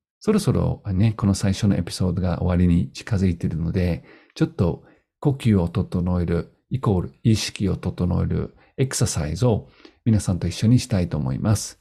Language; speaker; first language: Japanese; non-native, fluent; English